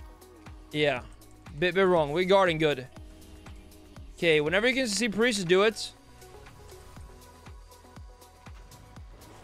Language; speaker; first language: English; non-native, fluent; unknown